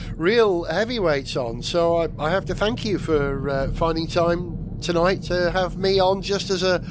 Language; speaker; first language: English; native; English